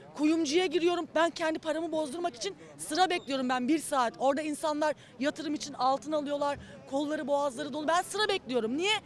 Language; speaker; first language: Turkish; native; Turkish